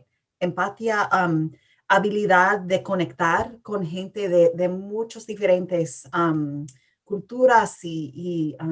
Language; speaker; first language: Spanish; early bilingual, heritage; English